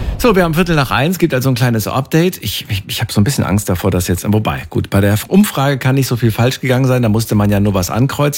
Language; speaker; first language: German; native; German